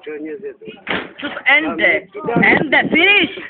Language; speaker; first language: German; non-native, learner; Slovak